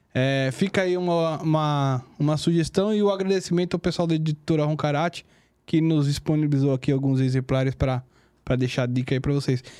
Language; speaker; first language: Portuguese; native; Portuguese